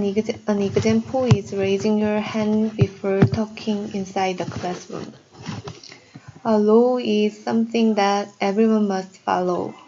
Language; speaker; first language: English; non-native, learner; Korean